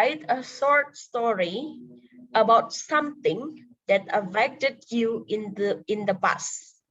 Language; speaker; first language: English; non-native, local second language; Indonesian